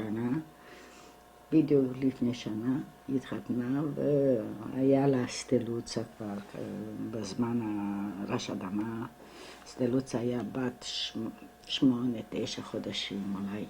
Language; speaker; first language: Hebrew; non-native, fluent; Romanian